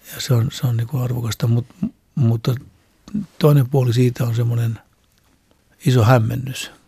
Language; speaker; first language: Finnish; non-native, local second language; Swedish